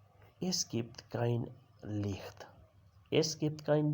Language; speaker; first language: German; non-native, learner; Urdu